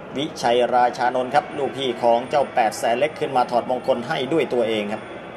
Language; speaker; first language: Thai; native; Thai